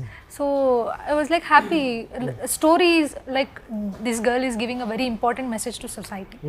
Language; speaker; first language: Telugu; non-native, learner; Hindi